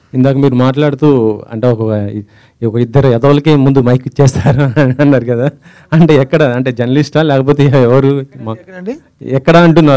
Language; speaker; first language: Telugu; native; Telugu